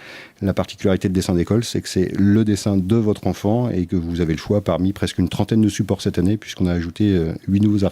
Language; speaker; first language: French; native; French